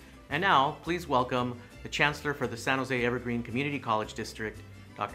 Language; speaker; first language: English; early bilingual, other home language; Spanish